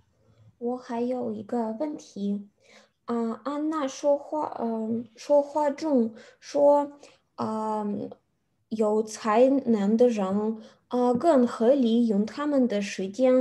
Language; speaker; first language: Chinese; non-native, learner; Russian